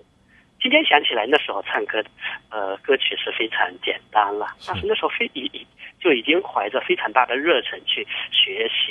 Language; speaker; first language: Chinese; native; Chinese